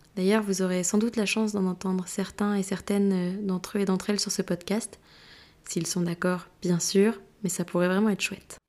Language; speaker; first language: French; native; French